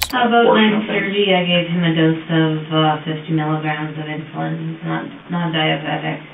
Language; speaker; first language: English; native; English